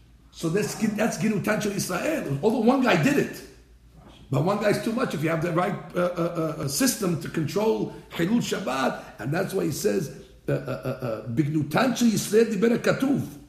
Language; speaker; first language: English; native; English